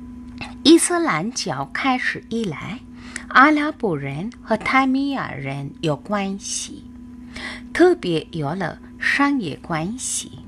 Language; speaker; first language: Chinese; non-native, fluent; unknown